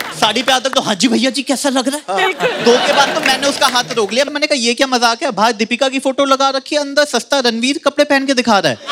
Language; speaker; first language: Hindi; native; Hindi